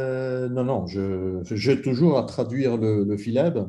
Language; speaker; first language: French; non-native, fluent; Italian